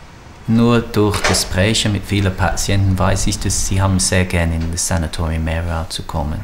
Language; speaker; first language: German; non-native, fluent; English